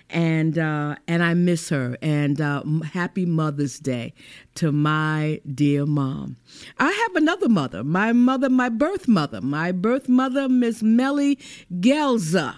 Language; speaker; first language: English; native; English